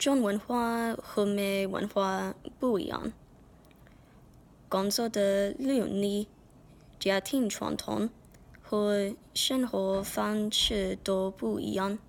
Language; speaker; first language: Chinese; non-native, learner; English